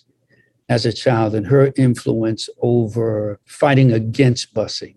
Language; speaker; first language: English; native; English